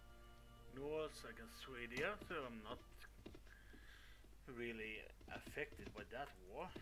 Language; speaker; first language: English; non-native, fluent; Swedish